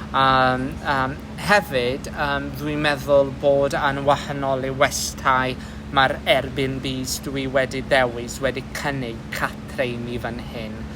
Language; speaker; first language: Welsh; non-native, learner; English